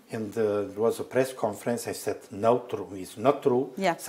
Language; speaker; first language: English; non-native, fluent; Romanian